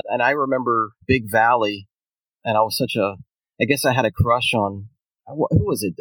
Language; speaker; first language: English; native; English